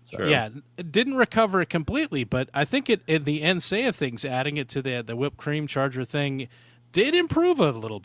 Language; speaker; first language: English; native; English